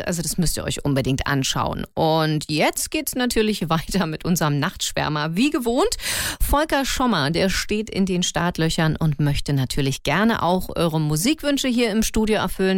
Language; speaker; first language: German; native; German